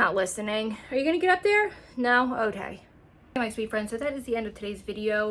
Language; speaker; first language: English; native; English